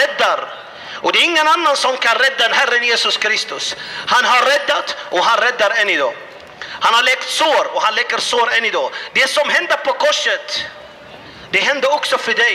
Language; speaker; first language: Swedish; non-native, fluent; Arabic